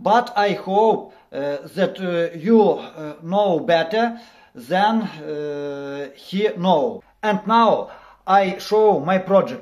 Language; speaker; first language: English; non-native, learner; Ukrainian